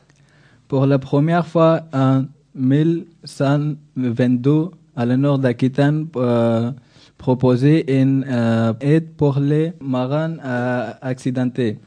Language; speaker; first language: French; non-native, learner; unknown